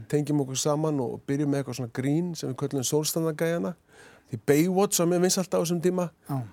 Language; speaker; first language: Icelandic; native; Icelandic